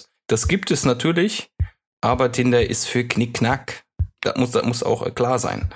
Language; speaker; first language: German; native; German